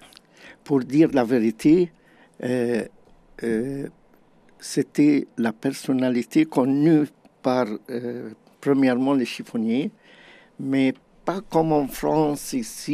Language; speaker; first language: French; non-native, fluent; Arabic